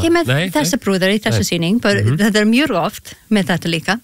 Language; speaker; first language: Icelandic; non-native, learner; English